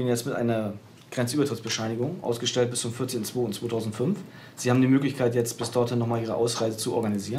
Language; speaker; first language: German; native; German